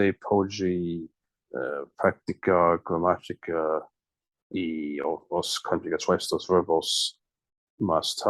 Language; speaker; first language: Portuguese; non-native, learner; English